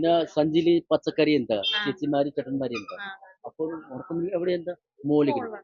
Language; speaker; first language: Malayalam; non-native, local second language; Nepali